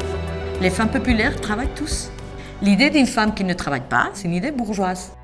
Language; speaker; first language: French; non-native, fluent; Spanish